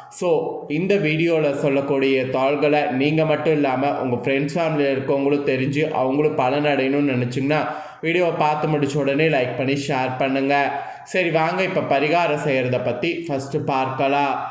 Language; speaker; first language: Tamil; native; Tamil